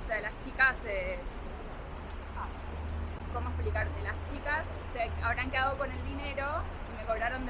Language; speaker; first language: Spanish; native; Spanish